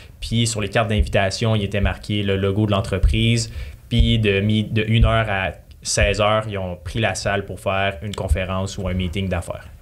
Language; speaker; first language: French; native; French